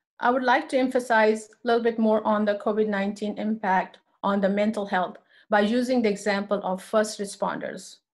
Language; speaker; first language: English; non-native, local second language; Urdu